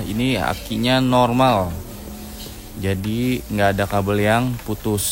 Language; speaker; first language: Indonesian; native; Indonesian